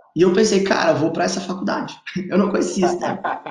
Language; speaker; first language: Portuguese; native; Portuguese